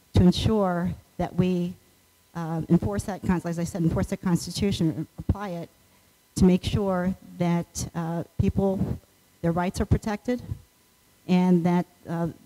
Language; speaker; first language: English; native; English